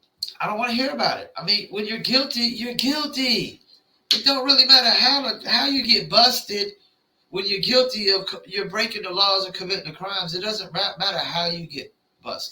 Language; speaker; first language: English; native; English